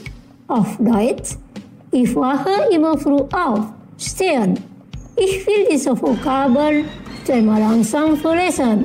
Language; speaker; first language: German; non-native, fluent; Indonesian